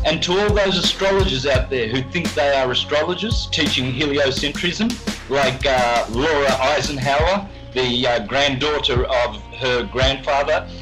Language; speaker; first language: English; native; English